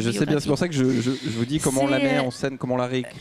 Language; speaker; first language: French; native; French